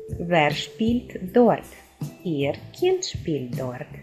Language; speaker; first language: German; non-native, fluent; Ukrainian